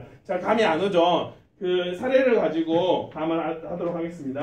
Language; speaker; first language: Korean; native; Korean